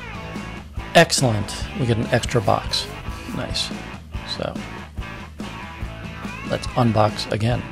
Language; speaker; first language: English; native; English